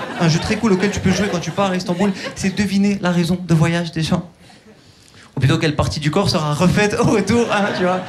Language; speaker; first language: French; early bilingual, other home language; Turkish